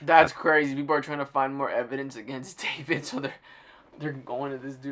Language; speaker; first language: English; native; English